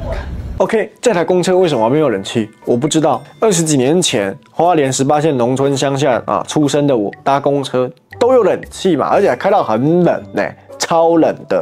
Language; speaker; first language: Chinese; native; Chinese